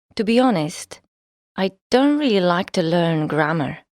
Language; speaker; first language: English; non-native, fluent; Polish